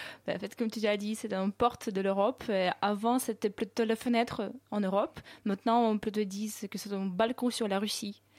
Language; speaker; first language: French; non-native, fluent; Russian